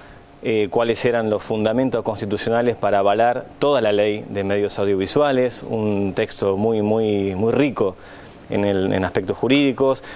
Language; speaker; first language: Spanish; native; Spanish